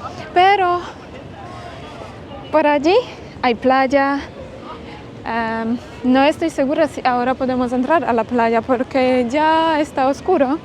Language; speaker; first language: Spanish; non-native, fluent; Polish